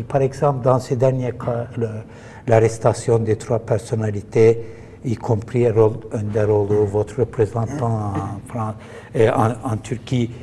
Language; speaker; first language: French; non-native, fluent; Turkish